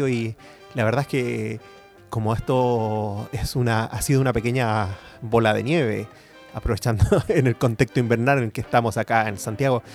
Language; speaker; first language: Spanish; native; Spanish